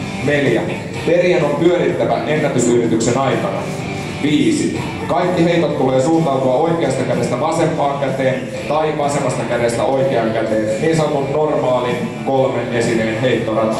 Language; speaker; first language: Finnish; native; Finnish